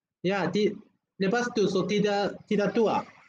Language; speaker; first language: Malay; non-native, learner; Japanese